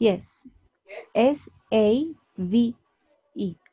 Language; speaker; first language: English; non-native, fluent; Spanish